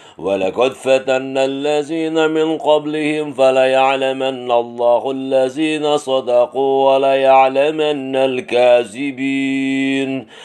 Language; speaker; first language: Arabic; non-native, learner; Indonesian